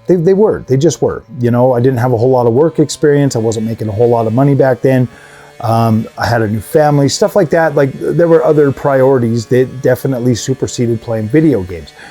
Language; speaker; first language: English; native; English